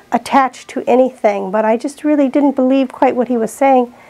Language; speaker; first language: English; native; English